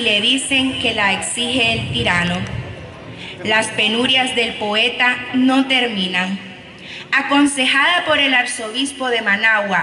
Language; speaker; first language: Spanish; native; Spanish